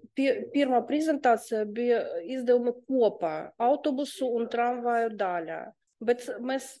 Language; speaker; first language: Latvian; non-native, local second language; Russian